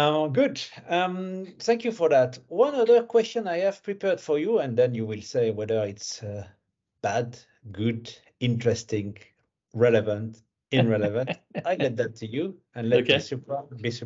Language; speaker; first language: English; non-native, fluent; French